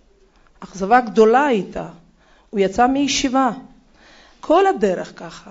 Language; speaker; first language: Hebrew; non-native, fluent; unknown